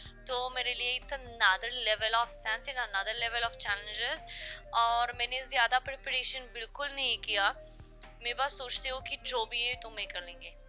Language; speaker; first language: Hindi; non-native, learner; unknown